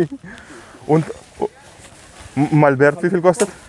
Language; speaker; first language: German; non-native, learner; Russian